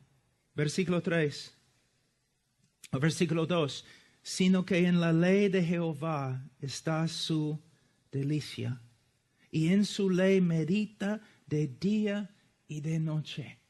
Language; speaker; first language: Spanish; non-native, fluent; English